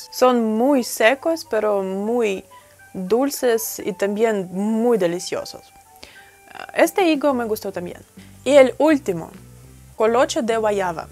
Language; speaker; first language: Spanish; non-native, fluent; Russian